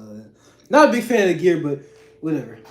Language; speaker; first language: English; native; English